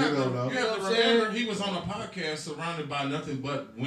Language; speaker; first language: English; native; English